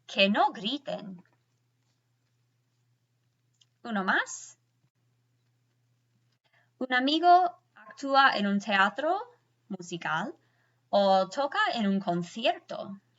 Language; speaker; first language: Spanish; non-native, fluent; English